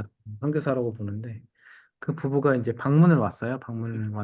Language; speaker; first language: Korean; native; Korean